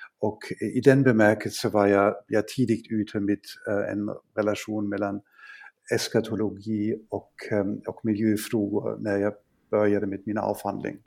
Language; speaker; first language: Swedish; non-native, fluent; German